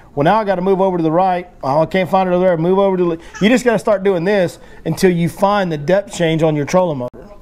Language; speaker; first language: English; native; English